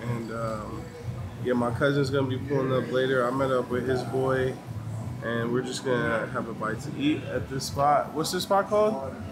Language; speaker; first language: English; native; English